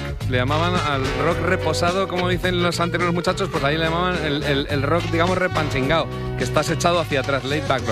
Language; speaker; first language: Spanish; native; Spanish